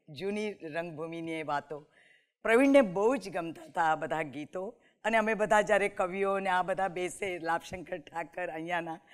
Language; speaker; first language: Gujarati; non-native, local second language; Marathi